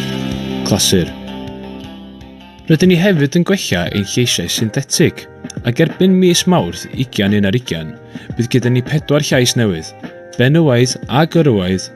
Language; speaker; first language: Welsh; native; Welsh